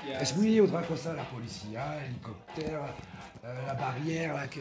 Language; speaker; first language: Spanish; non-native, learner; French